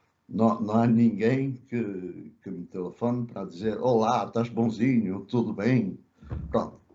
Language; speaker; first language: Portuguese; early bilingual, other home language; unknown